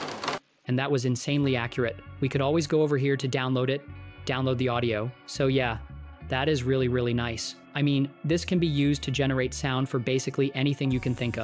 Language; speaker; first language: English; native; English